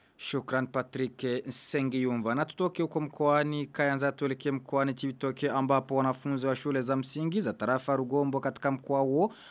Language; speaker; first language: Swahili; non-native, local second language; Rundi